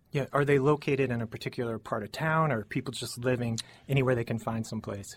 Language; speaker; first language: English; native; English